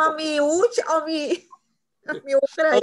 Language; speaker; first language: Hebrew; non-native, learner; Polish